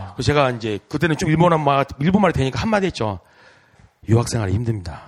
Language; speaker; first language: Korean; native; Korean